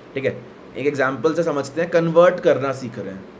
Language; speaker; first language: Hindi; native; Hindi